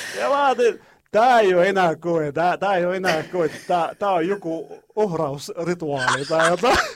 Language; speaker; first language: Finnish; non-native, learner; Arabic